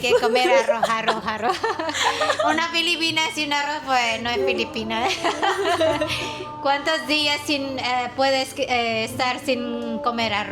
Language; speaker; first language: Spanish; non-native, fluent; Filipino